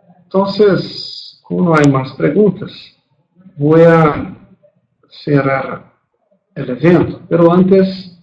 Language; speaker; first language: Spanish; non-native, fluent; Portuguese